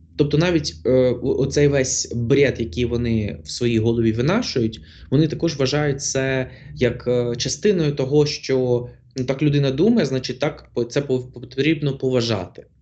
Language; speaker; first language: Ukrainian; non-native, local second language; Russian